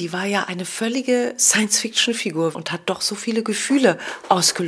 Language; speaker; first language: German; native; German